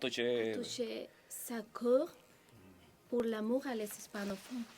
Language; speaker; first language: French; non-native, learner; Spanish